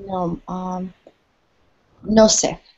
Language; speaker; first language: Spanish; non-native, learner; English